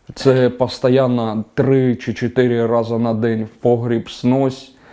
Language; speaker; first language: Ukrainian; native; Ukrainian